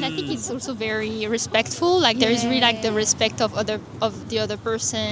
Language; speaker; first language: English; non-native, fluent; French